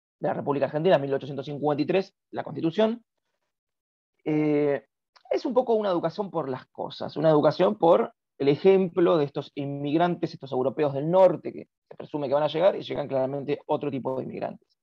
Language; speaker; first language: Spanish; native; Spanish